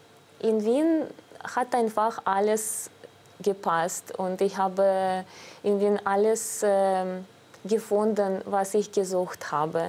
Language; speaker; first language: German; non-native, fluent; Russian